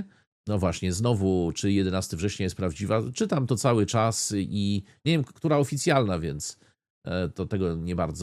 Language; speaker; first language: Polish; native; Polish